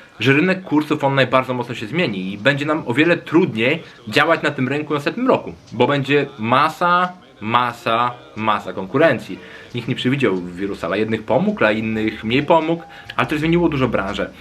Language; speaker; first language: Polish; native; Polish